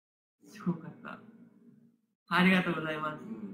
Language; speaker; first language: Japanese; non-native, learner; Korean